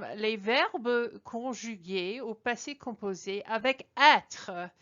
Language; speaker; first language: French; non-native, fluent; English